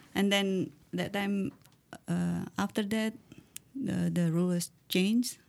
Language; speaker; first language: English; non-native, learner; Indonesian